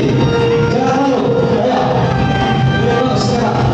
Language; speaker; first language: Indonesian; native; Indonesian